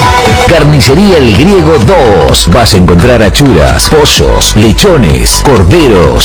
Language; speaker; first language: Spanish; native; Spanish